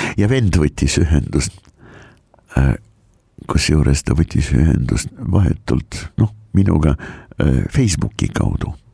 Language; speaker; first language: Estonian; non-native, local second language; Russian